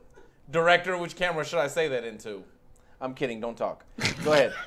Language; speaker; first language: English; native; English